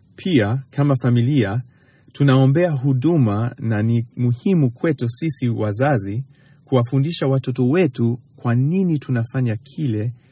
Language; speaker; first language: Swahili; early bilingual, other home language; English